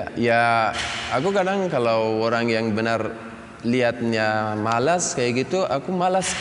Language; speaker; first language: Indonesian; non-native, learner; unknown